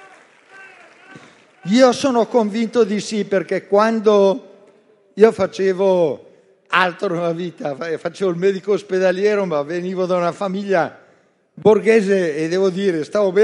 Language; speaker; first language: Italian; native; Italian